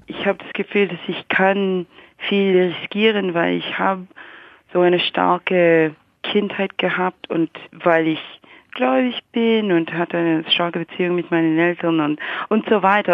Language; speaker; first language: German; non-native, fluent; English